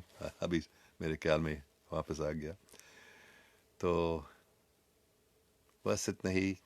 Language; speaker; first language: Hindi; non-native, local second language; English